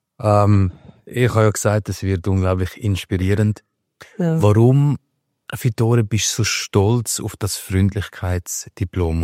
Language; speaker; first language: German; native; German